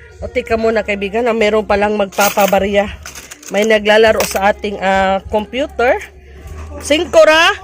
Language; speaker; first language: Filipino; non-native, local second language; Cebuano